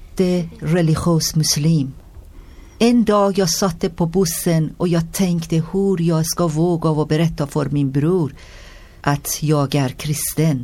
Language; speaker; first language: Swedish; non-native, learner; Persian